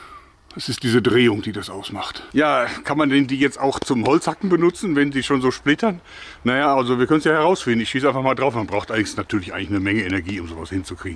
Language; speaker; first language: German; native; German